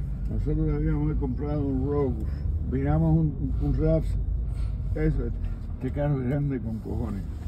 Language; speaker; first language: Spanish; native; Spanish